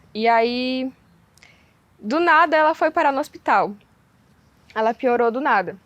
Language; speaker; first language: Portuguese; native; Portuguese